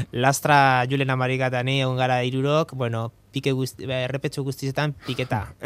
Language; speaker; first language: Basque; native; Basque